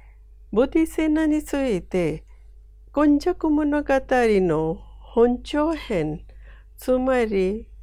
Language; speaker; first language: Japanese; non-native, fluent; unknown